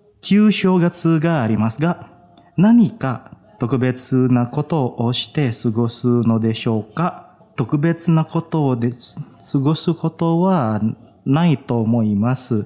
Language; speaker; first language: Japanese; non-native, fluent; Indonesian